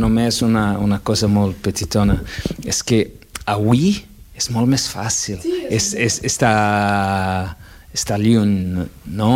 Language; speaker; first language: Catalan; non-native, fluent; Portuguese